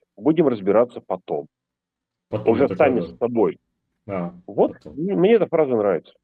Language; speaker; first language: Russian; native; Russian